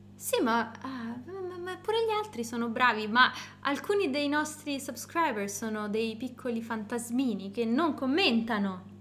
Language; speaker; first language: Italian; non-native, fluent; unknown